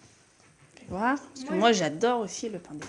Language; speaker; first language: French; native; French